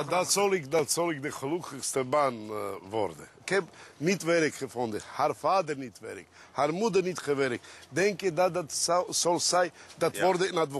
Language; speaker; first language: Dutch; non-native, learner; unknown